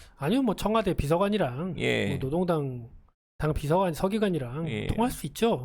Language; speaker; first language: Korean; native; Korean